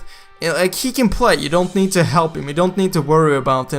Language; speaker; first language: English; non-native, fluent; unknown